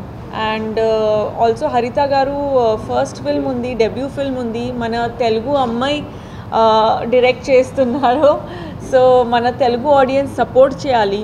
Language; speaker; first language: Telugu; non-native, fluent; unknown